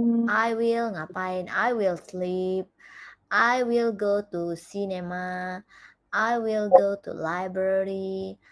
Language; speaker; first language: English; non-native, fluent; Indonesian